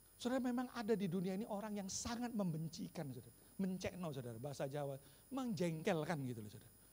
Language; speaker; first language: Indonesian; native; Indonesian